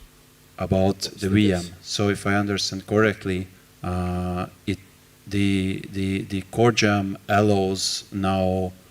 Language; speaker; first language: English; non-native, fluent; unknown